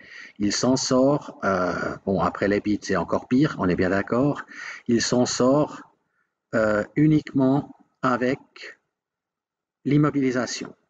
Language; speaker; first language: French; native; French